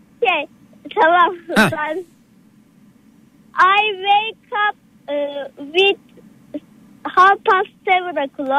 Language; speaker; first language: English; non-native, learner; Turkish